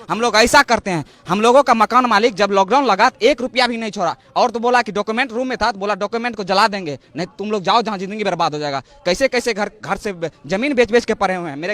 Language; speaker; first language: Hindi; native; Hindi